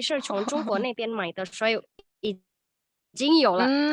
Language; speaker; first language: Chinese; non-native, fluent; Indonesian